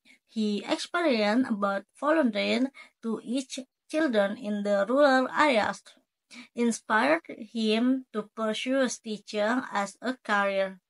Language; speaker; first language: English; non-native, learner; Indonesian